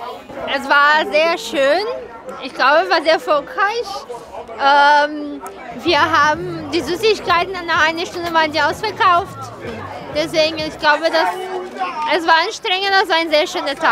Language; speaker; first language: German; non-native, fluent; Portuguese